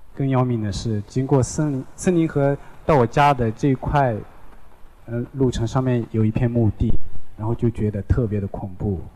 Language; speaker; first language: Chinese; non-native, local second language; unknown